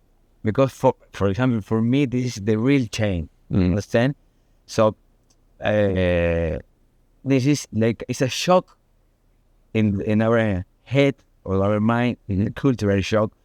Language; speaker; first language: English; non-native, learner; Spanish